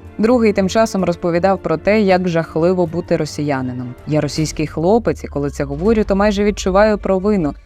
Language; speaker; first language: Ukrainian; native; Ukrainian